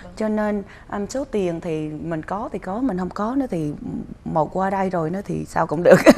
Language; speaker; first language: Vietnamese; early bilingual, heritage; Vietnamese